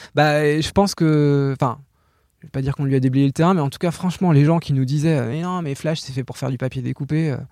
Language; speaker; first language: French; native; French